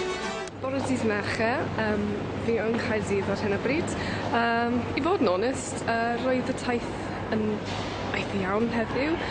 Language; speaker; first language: Welsh; non-native, local second language; English